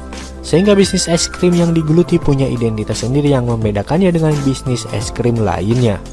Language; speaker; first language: Indonesian; native; Indonesian